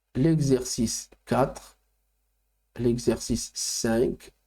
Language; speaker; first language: French; non-native, local second language; Arabic